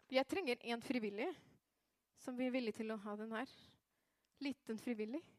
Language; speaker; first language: Norwegian; non-native, fluent; Spanish